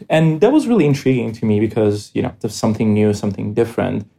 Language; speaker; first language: English; non-native, fluent; Greek